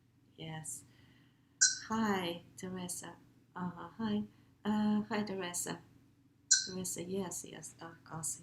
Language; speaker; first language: English; non-native, learner; Russian